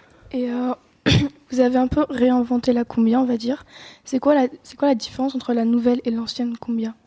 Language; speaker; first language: French; native; French